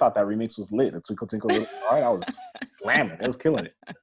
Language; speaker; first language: English; native; English